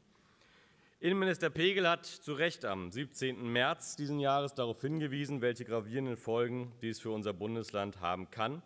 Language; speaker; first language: German; native; German